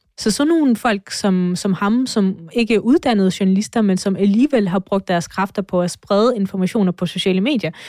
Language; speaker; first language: Danish; non-native, fluent; Russian